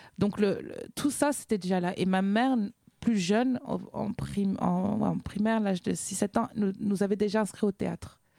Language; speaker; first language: French; native; French